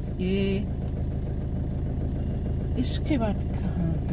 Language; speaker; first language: Hindi; non-native, learner; English